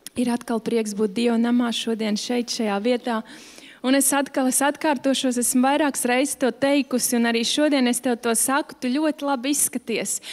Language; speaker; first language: Latvian; native; Latvian